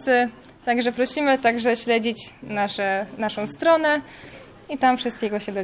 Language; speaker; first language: Polish; native; Polish